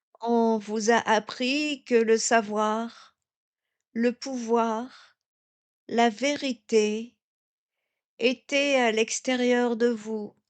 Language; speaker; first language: French; native; French